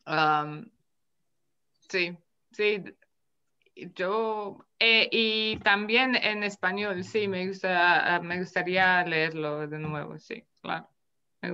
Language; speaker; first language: Spanish; non-native, fluent; Romanian